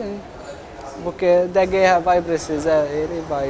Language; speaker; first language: Portuguese; non-native, local second language; Arabic